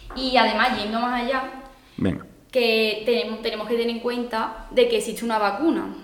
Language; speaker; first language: Spanish; native; Spanish